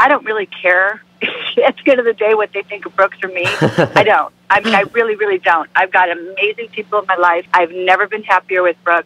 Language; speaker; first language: English; native; English